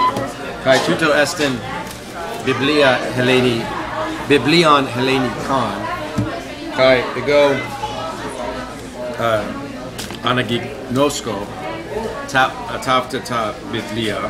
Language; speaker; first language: Greek; non-native, learner; English